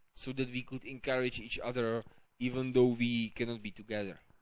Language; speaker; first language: English; non-native, fluent; Czech